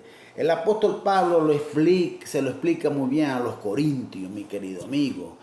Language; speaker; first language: Spanish; native; Spanish